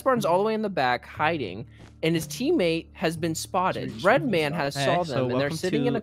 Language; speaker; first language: English; native; English